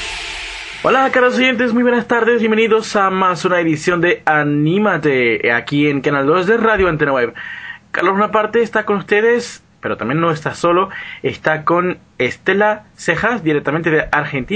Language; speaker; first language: Spanish; non-native, fluent; Portuguese